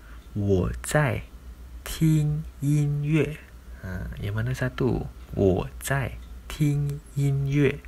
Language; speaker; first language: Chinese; non-native, local second language; Malay